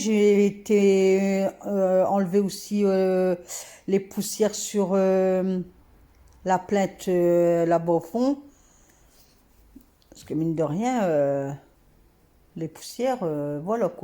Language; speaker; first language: French; native; French